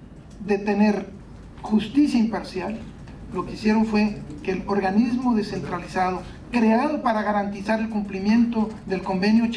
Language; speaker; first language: Spanish; native; Spanish